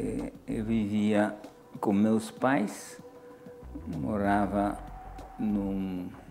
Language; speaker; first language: Portuguese; non-native, fluent; Polish